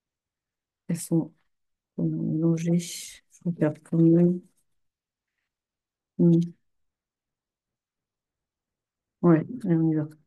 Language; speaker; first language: French; native; French